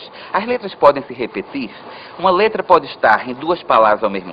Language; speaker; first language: Portuguese; native; Portuguese